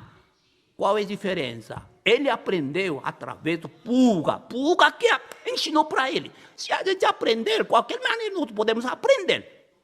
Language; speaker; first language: Portuguese; non-native, learner; Korean